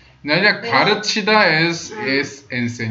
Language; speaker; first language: Spanish; early bilingual, other home language; Korean